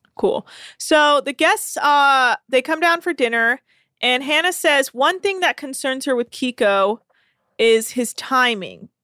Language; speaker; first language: English; native; English